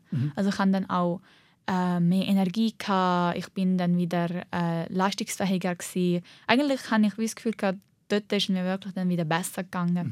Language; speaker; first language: German; early bilingual, heritage; Arabic